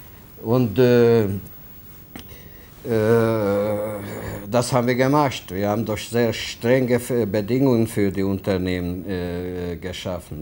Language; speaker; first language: German; non-native, fluent; Hungarian